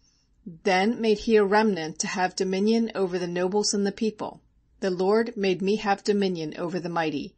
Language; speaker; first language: English; native; English